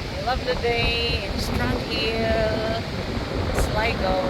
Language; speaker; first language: English; non-native, local second language; Filipino